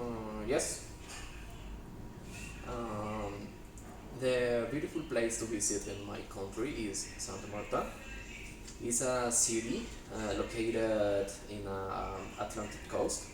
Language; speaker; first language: English; non-native, learner; Spanish